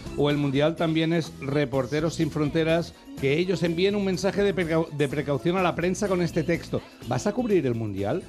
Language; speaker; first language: Spanish; native; Spanish